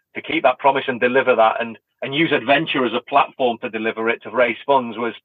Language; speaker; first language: English; native; English